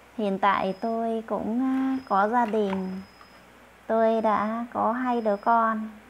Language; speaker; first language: Vietnamese; non-native, local second language; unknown